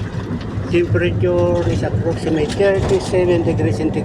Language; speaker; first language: English; non-native, local second language; Filipino